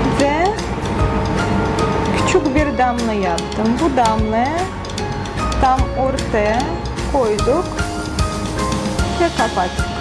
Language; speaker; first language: Turkish; non-native, fluent; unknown